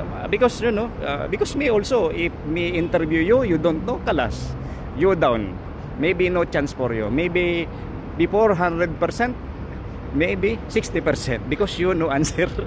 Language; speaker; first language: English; non-native, learner; Filipino